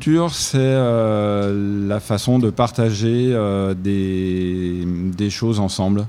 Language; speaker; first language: French; native; French